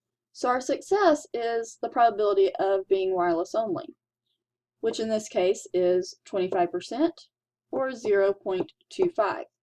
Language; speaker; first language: English; native; English